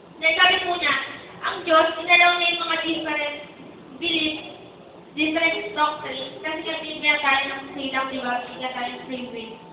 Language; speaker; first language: Filipino; native; Filipino